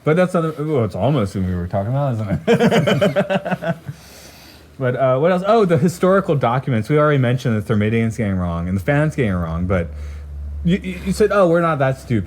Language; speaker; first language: English; native; English